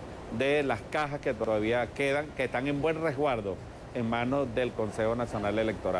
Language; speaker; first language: Spanish; native; Spanish